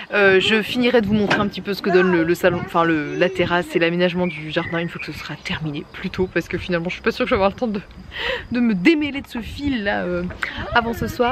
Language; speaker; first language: French; native; French